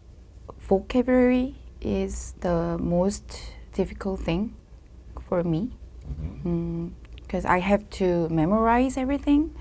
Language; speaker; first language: English; non-native, learner; Korean